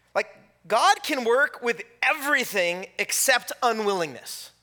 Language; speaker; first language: English; native; English